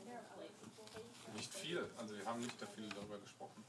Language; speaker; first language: German; native; German